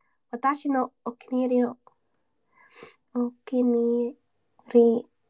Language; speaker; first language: Japanese; non-native, learner; English